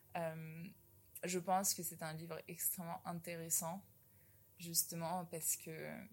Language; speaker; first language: French; non-native, fluent; Russian